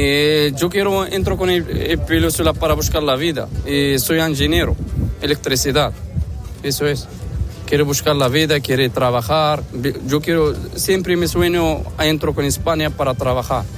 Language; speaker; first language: Spanish; non-native, learner; Arabic